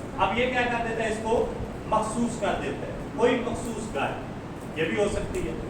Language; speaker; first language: Urdu; non-native, local second language; Punjabi